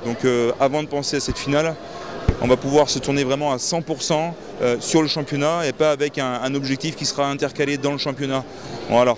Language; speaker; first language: French; native; French